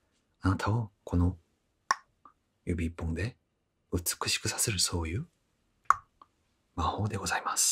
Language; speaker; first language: Japanese; non-native, fluent; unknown